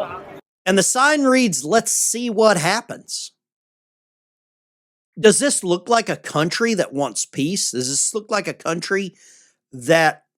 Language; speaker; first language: English; native; English